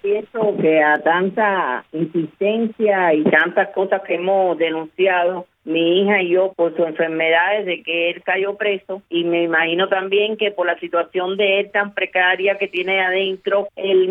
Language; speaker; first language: Spanish; native; Spanish